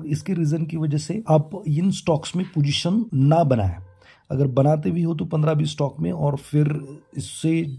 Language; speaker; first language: Hindi; non-native, local second language; Marathi